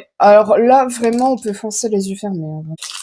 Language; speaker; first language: French; native; French